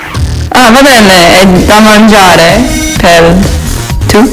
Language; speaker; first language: Italian; non-native, learner; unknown